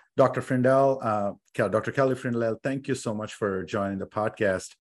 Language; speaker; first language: English; non-native, local second language; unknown